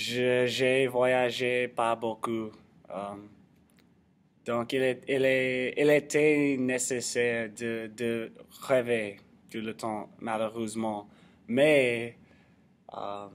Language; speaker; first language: French; non-native, learner; English